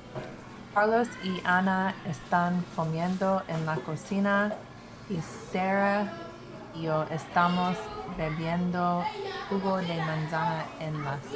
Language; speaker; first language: Spanish; non-native, learner; English